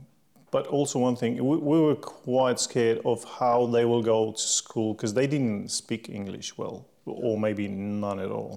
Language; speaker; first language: English; non-native, fluent; Slovenian